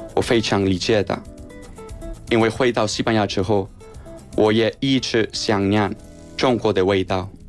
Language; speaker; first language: Chinese; non-native, fluent; Spanish